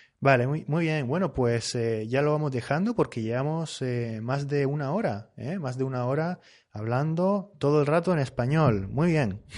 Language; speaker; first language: Spanish; native; Spanish